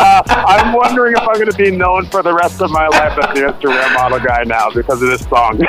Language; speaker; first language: English; native; English